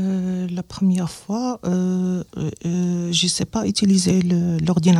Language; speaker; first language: French; non-native, learner; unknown